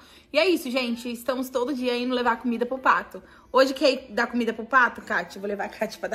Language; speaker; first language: Portuguese; native; Portuguese